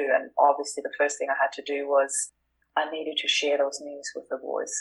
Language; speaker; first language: English; non-native, fluent; German